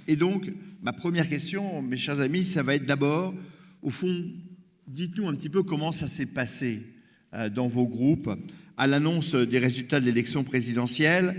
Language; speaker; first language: French; native; French